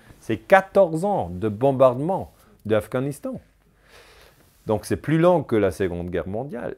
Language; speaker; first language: French; non-native, local second language; German